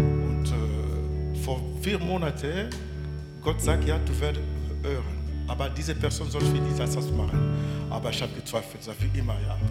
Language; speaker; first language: German; non-native, learner; French